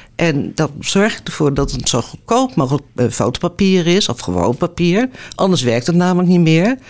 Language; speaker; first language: Dutch; native; Dutch